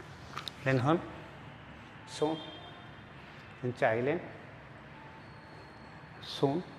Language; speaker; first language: Vietnamese; non-native, learner; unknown